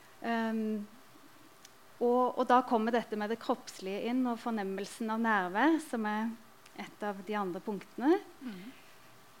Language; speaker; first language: Norwegian; native; Norwegian